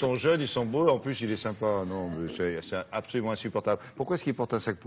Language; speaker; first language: French; native; French